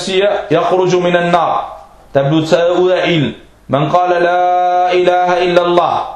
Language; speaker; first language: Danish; non-native, fluent; Arabic